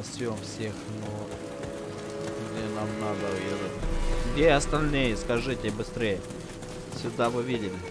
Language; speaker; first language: Russian; non-native, local second language; Romanian